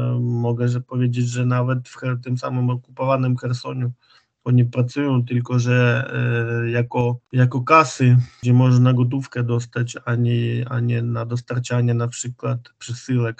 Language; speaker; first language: Polish; non-native, fluent; Ukrainian